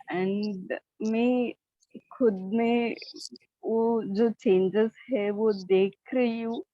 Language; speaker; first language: Hindi; non-native, local second language; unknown